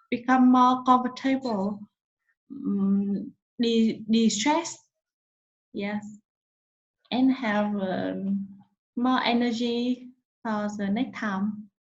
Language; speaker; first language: English; non-native, learner; Vietnamese